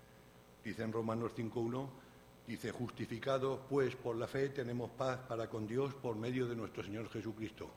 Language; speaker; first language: Spanish; native; Spanish